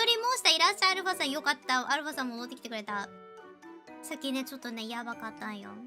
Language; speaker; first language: Japanese; native; Japanese